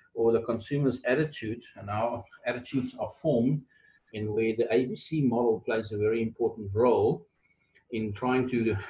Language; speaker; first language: English; non-native, local second language; Afrikaans